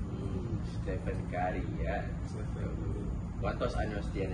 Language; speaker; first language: Spanish; non-native, learner; Malay